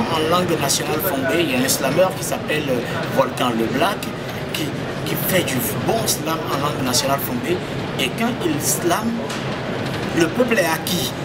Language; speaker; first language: French; non-native, local second language; Fon